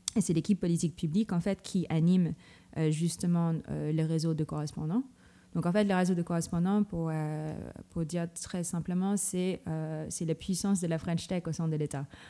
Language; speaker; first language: French; non-native, fluent; Filipino